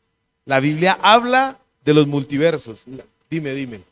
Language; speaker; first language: Spanish; native; Spanish